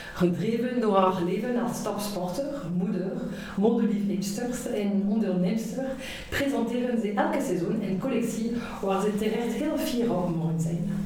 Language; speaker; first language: Dutch; non-native, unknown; French